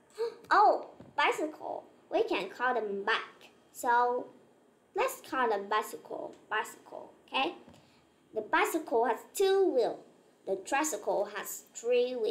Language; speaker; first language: English; non-native, learner; Vietnamese